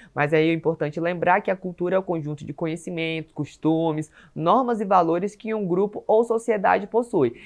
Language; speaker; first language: Portuguese; native; Portuguese